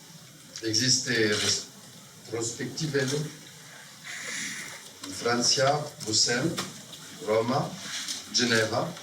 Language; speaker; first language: Romanian; non-native, learner; French